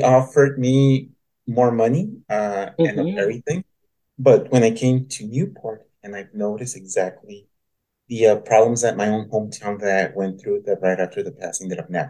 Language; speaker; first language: English; native; English